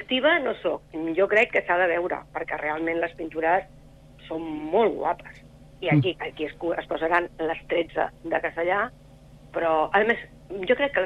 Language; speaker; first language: Catalan; native; Catalan